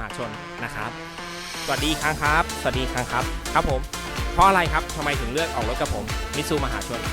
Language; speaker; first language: Thai; native; Thai